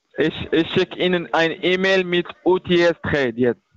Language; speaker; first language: German; non-native, learner; Arabic